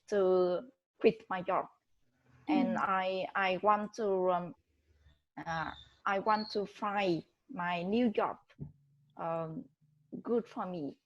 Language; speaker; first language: English; non-native, learner; Vietnamese